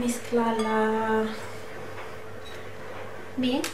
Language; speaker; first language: Spanish; non-native, learner; Turkish